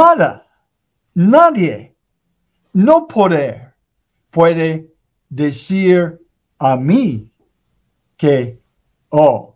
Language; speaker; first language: Spanish; non-native, learner; English